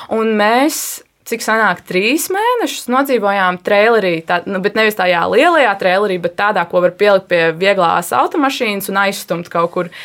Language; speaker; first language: Latvian; native; Latvian